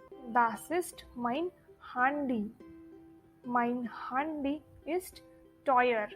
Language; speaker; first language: German; non-native, learner; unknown